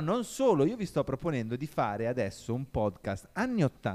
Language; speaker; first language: Italian; native; Italian